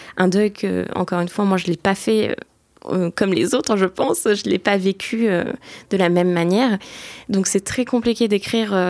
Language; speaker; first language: French; early bilingual, other home language; Turkish